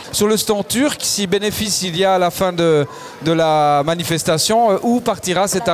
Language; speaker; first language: French; native; French